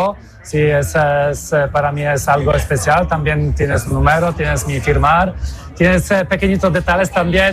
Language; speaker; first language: Spanish; non-native, fluent; Polish